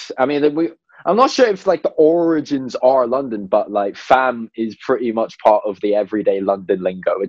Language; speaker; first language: English; non-native, local second language; Cantonese